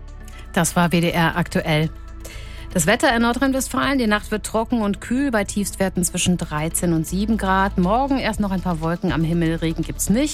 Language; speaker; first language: German; native; German